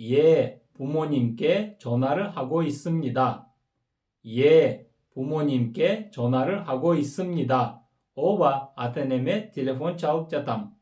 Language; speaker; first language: Korean; non-native, fluent; Kyrgyz